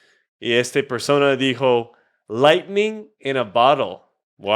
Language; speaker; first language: Spanish; non-native, fluent; English